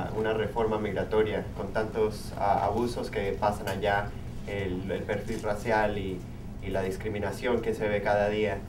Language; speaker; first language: Spanish; early bilingual, heritage; Spanish